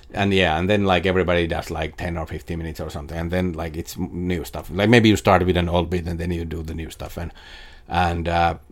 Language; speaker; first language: English; non-native, fluent; Finnish